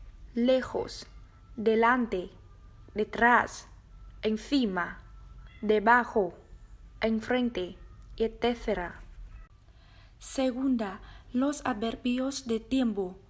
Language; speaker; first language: Spanish; non-native, learner; Vietnamese